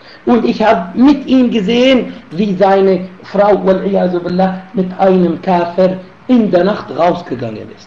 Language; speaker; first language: German; non-native, fluent; Arabic